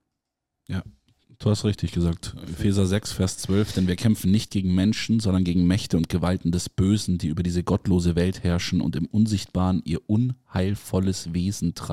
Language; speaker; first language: German; native; German